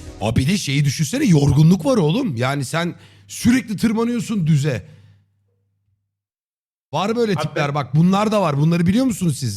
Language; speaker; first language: Turkish; native; Turkish